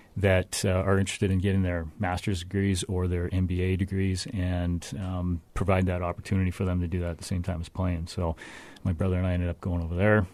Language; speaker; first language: English; native; English